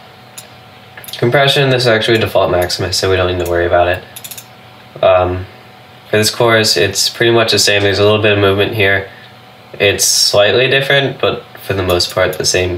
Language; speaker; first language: English; native; English